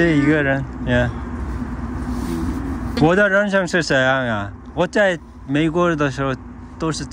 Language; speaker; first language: Chinese; non-native, learner; Korean